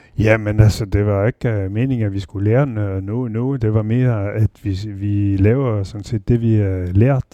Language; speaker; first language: Danish; non-native, fluent; French